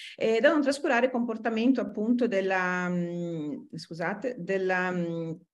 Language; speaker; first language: Italian; non-native, fluent; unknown